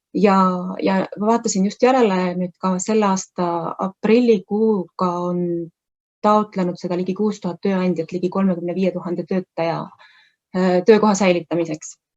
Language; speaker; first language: Estonian; native; Estonian